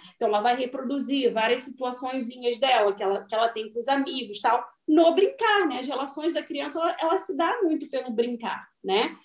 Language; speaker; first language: Portuguese; native; Portuguese